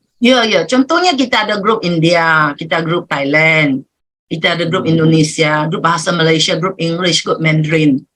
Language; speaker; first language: Malay; native; Malay